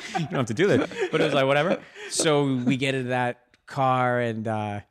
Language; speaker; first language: English; native; English